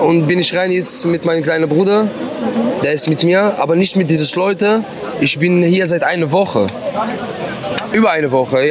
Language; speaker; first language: German; non-native, learner; Arabic